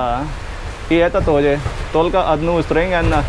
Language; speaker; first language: Russian; non-native, learner; Hindi